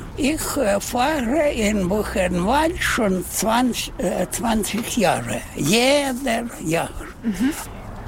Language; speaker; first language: German; non-native, learner; Russian